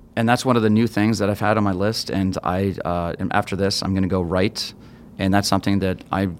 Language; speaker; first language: English; native; English